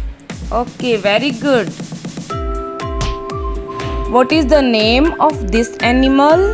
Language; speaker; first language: English; non-native, local second language; Hindi